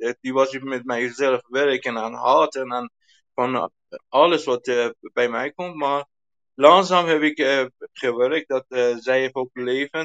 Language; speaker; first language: Dutch; non-native, learner; Persian